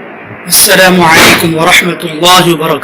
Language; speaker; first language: Arabic; non-native, fluent; Urdu